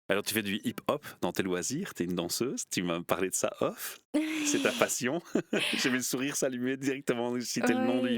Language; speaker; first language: French; native; French